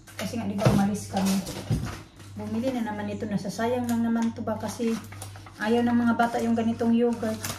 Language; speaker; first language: Filipino; non-native, local second language; Cebuano